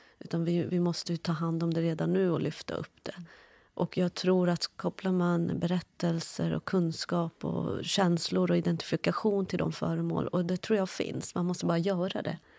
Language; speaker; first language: Swedish; early bilingual, other home language; Kurdish